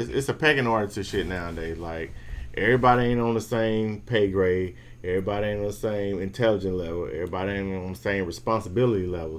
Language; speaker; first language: English; native; English